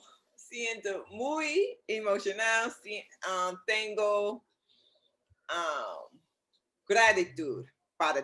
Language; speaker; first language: Spanish; non-native, learner; English